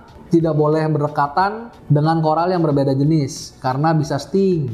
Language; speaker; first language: Indonesian; native; Indonesian